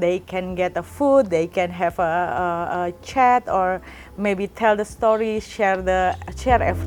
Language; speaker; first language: English; non-native, learner; Indonesian